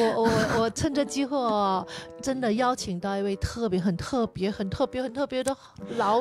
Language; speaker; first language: Chinese; native; Chinese